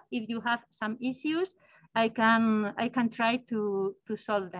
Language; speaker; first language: English; non-native, learner; Spanish